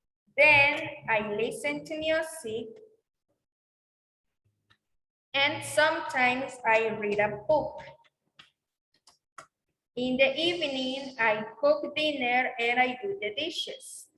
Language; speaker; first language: English; non-native, learner; Spanish